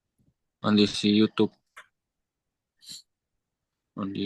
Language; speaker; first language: English; non-native, learner; Indonesian